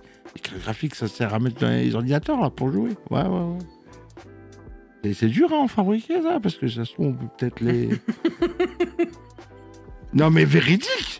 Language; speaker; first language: French; native; French